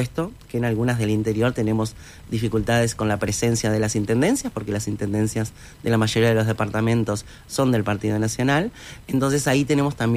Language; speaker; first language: Spanish; native; Spanish